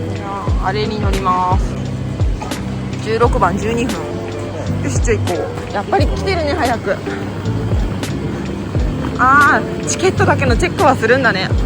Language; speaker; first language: Japanese; native; Japanese